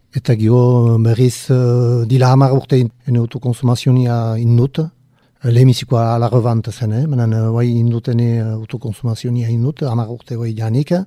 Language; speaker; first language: Basque; native; Basque